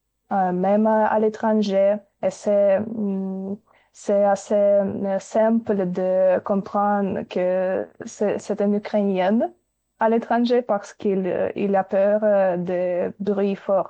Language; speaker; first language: French; non-native, fluent; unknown